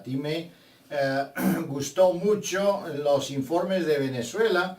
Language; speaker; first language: Spanish; non-native, fluent; Bulgarian